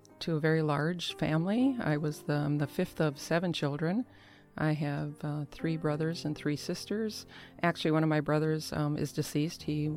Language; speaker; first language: English; native; English